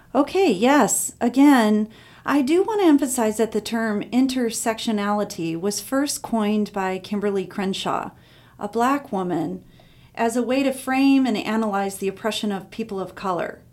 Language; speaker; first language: English; native; English